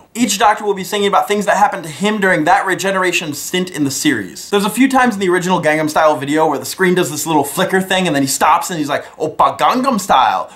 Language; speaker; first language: English; native; English